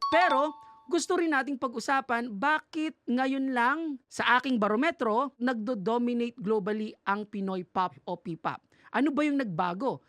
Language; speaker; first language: Filipino; native; Filipino